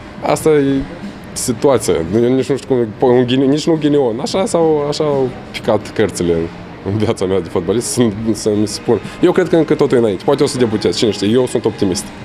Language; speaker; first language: Romanian; native; Romanian